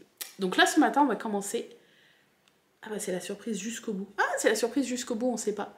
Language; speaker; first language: French; native; French